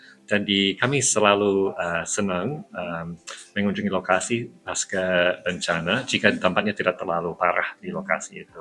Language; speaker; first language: Indonesian; non-native, fluent; English